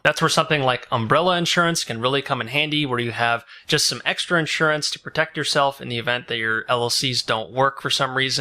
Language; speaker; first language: English; native; English